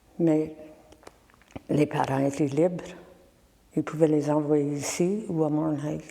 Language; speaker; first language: French; non-native, local second language; English